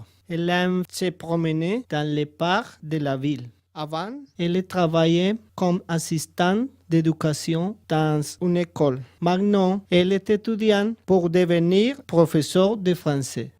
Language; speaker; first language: French; non-native, learner; Spanish